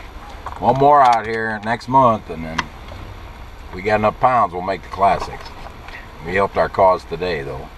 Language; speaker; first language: English; native; English